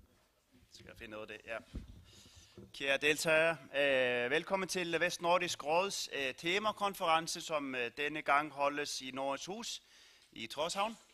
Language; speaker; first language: Danish; non-native, fluent; Icelandic